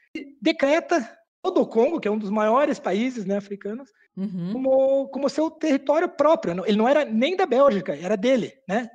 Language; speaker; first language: Portuguese; native; Portuguese